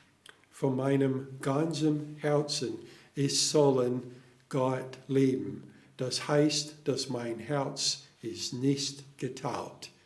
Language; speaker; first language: German; non-native, fluent; English